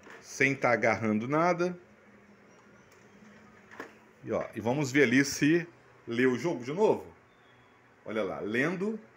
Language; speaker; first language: Portuguese; native; Portuguese